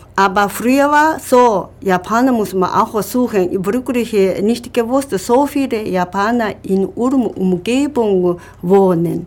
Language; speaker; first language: German; non-native, learner; Japanese